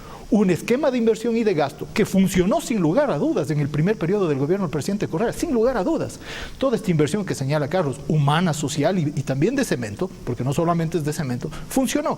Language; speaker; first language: Spanish; native; Spanish